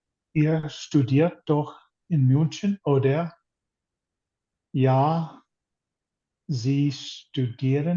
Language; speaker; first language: German; non-native, learner; English